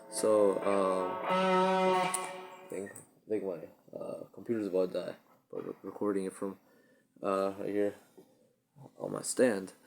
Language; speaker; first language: English; native; English